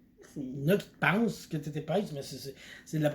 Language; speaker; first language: French; native; French